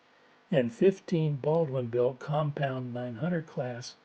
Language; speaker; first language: English; native; English